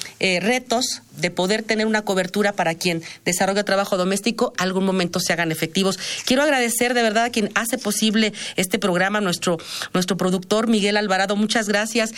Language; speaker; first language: Spanish; native; Spanish